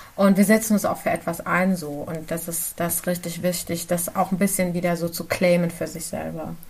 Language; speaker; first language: German; early bilingual, other home language; Central Kurdish